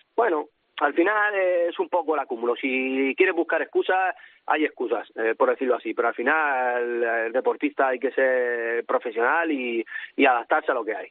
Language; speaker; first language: Spanish; native; Spanish